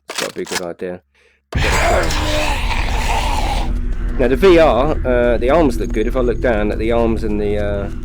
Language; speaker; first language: English; native; English